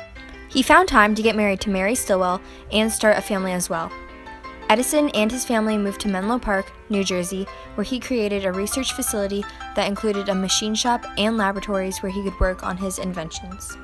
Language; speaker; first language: English; native; English